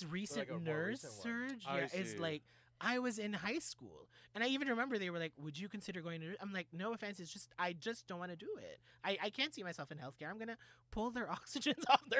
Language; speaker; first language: English; non-native, local second language; Filipino